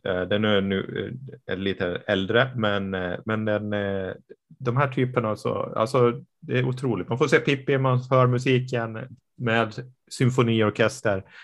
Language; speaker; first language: Swedish; native; Swedish